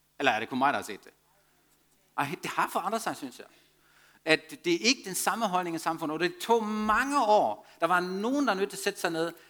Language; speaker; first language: Danish; non-native, fluent; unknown